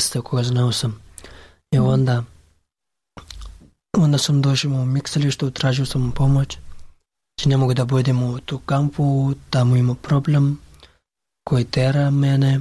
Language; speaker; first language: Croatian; non-native, learner; Pashto